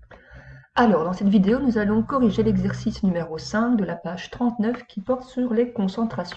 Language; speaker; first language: French; native; French